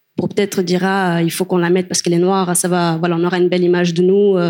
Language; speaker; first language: French; non-native, fluent; Kabuverdianu